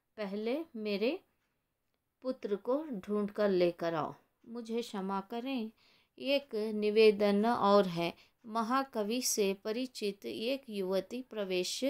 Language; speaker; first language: Hindi; non-native, local second language; Kannada